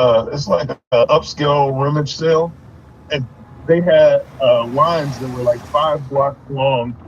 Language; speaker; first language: English; native; English